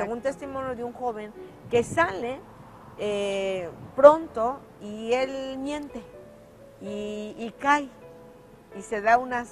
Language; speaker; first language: Spanish; native; Spanish